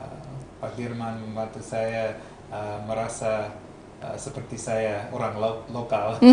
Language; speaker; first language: Indonesian; non-native, fluent; English